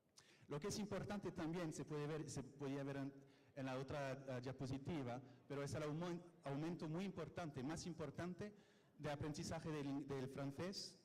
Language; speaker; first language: Spanish; non-native, fluent; French